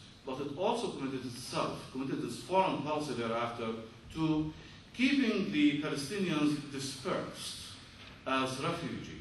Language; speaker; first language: English; non-native, fluent; Arabic